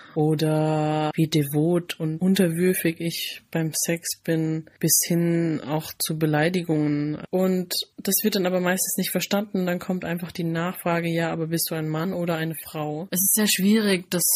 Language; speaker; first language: German; native; German